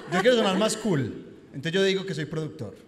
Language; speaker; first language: Spanish; native; Spanish